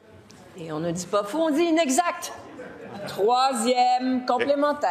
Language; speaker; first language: French; native; French